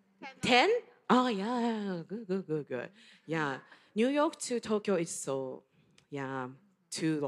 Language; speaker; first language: English; non-native, learner; Japanese